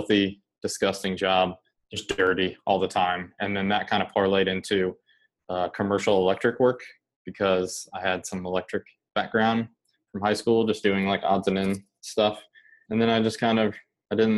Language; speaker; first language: English; native; English